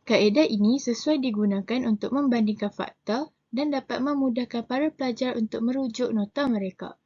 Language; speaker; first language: Malay; native; Malay